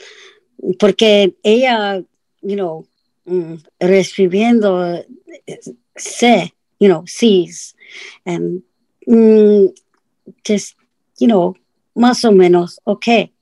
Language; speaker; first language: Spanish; non-native, learner; English